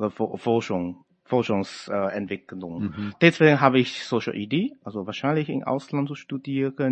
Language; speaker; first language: German; non-native, fluent; Chinese